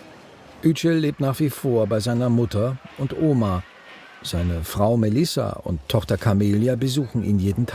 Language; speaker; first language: German; native; German